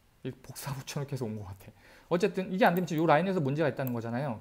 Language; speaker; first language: Korean; native; Korean